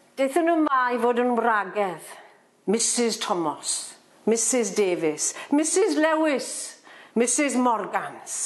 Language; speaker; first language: Welsh; non-native, local second language; English